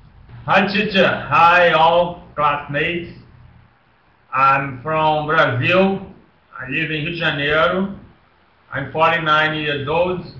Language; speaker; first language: English; non-native, learner; Portuguese